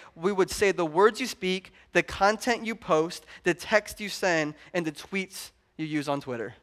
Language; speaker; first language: English; native; English